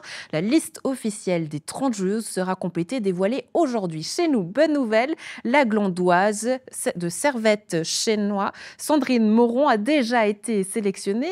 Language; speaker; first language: French; native; French